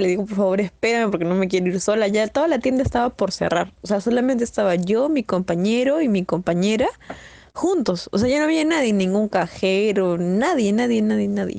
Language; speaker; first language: Spanish; native; Spanish